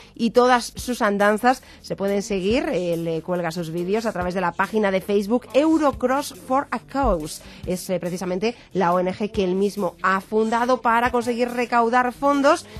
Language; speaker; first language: Spanish; native; Spanish